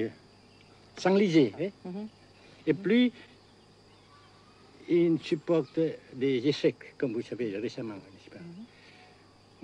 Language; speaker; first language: French; non-native, fluent; Vietnamese